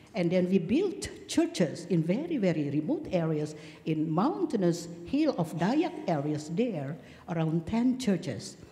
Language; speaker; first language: English; non-native, fluent; Indonesian